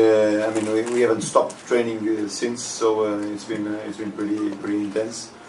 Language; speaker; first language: English; non-native, fluent; Portuguese